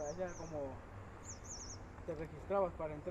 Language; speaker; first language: Spanish; native; Spanish